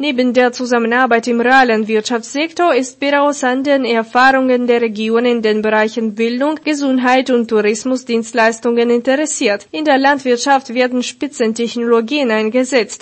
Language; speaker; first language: German; non-native, fluent; Russian